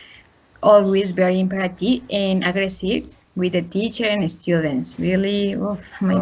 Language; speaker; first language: English; non-native, learner; Spanish